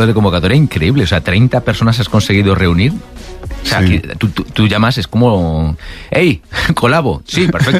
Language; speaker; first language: Spanish; native; Spanish